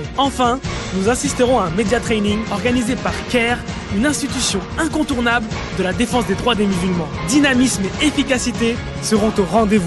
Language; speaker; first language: French; native; French